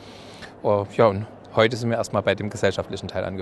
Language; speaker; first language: German; native; German